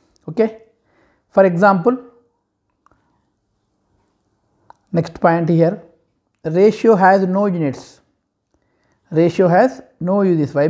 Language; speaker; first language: English; non-native, local second language; Telugu